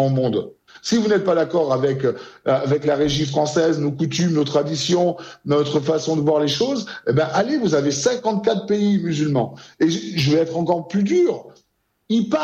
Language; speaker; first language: French; native; French